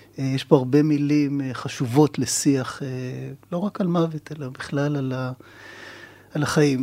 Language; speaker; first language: Hebrew; native; Hebrew